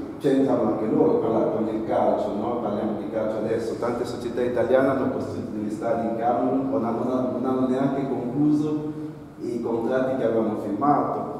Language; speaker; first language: Italian; non-native, fluent; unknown